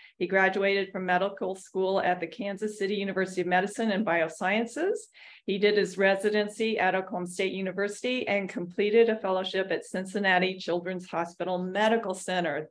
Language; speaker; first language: English; native; English